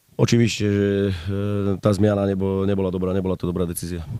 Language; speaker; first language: Polish; non-native, learner; Slovak